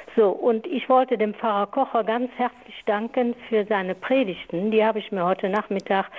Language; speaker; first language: German; non-native, fluent; Croatian